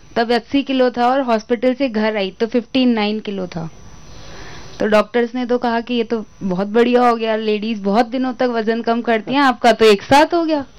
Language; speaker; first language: Hindi; native; Hindi